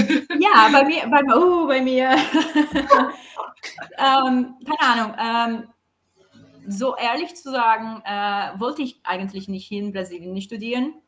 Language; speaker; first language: German; non-native, fluent; Portuguese